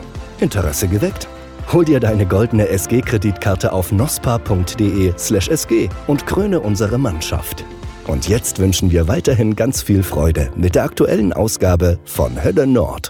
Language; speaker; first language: German; native; German